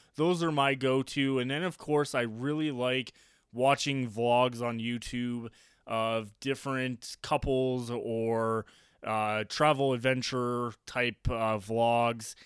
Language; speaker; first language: English; native; English